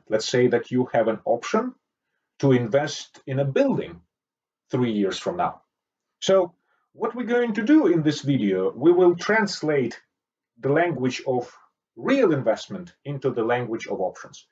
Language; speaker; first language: English; non-native, fluent; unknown